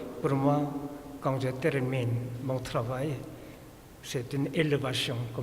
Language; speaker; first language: French; non-native, fluent; Korean